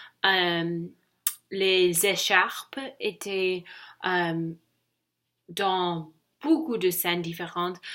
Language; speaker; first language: French; non-native, learner; English